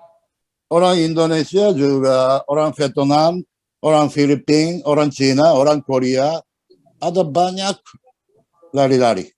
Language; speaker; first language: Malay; non-native, learner; Japanese